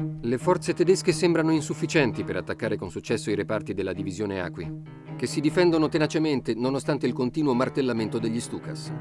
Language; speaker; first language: Italian; native; Italian